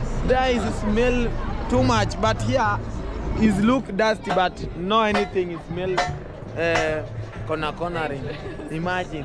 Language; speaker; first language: English; non-native, learner; Swahili